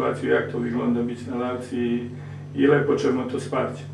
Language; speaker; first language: Polish; non-native, learner; Serbian